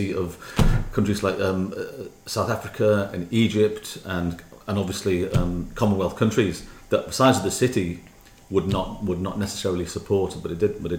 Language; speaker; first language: English; native; English